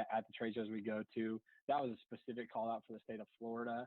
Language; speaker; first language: English; native; English